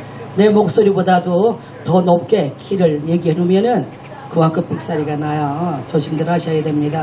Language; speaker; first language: Korean; native; Korean